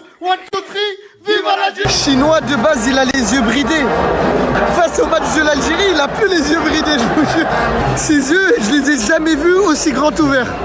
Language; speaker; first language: French; native; French